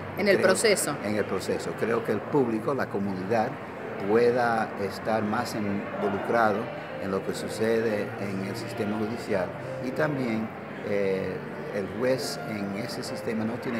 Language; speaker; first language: Spanish; non-native, learner; English